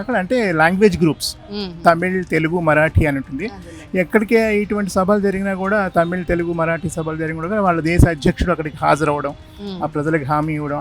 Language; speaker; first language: Telugu; native; Telugu